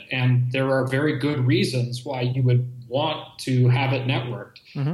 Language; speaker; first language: English; native; English